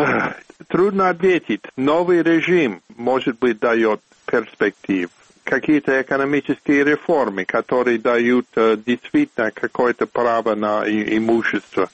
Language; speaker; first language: Russian; non-native, fluent; English